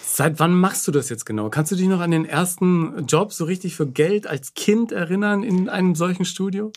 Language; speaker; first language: German; native; German